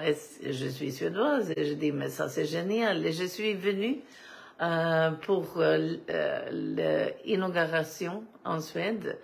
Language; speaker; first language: French; non-native, fluent; Swedish